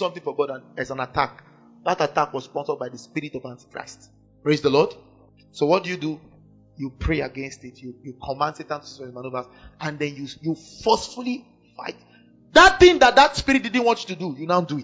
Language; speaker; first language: English; non-native, local second language; Igbo